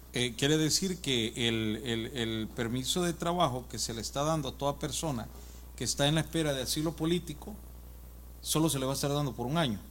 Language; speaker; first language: Spanish; native; Spanish